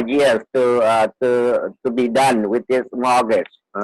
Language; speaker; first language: English; non-native, fluent; Vietnamese